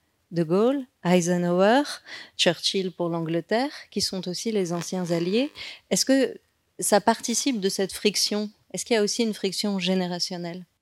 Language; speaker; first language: French; native; French